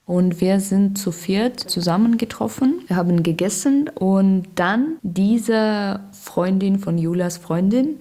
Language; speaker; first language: German; non-native, learner; Russian